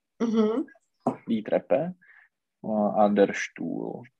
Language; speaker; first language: German; non-native, learner; Czech